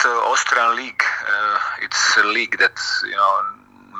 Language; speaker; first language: English; non-native, fluent; Croatian